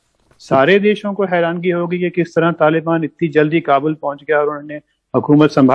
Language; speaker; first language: Hindi; native; Hindi